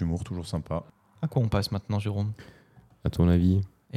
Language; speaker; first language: French; native; French